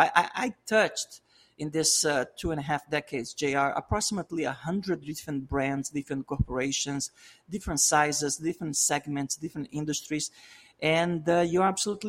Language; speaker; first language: English; non-native, fluent; Portuguese